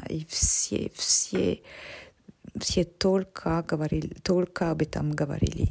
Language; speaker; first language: Russian; non-native, learner; French